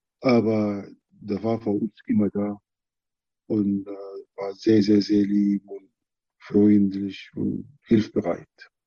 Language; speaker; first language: German; non-native, learner; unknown